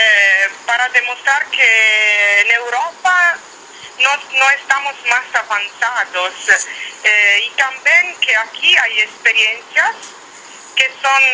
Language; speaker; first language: Spanish; non-native, learner; Italian